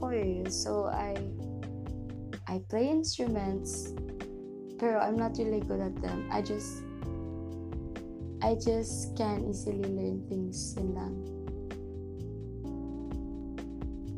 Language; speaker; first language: English; non-native, local second language; Cebuano